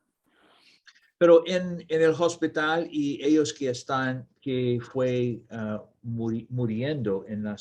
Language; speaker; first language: Spanish; non-native, learner; English